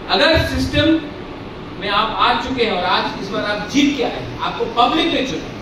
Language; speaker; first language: Hindi; non-native, local second language; Bangla